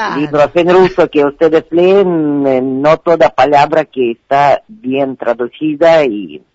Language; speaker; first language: Spanish; non-native, learner; Ukrainian